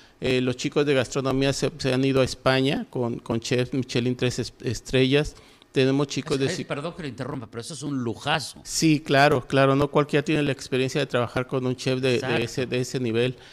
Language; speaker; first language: Spanish; native; Spanish